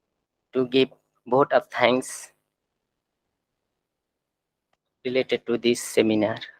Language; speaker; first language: English; non-native, fluent; Thai